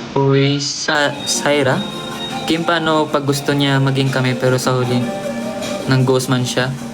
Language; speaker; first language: Filipino; non-native, local second language; Hiligaynon